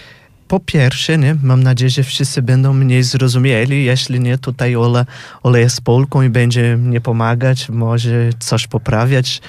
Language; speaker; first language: Polish; non-native, fluent; Portuguese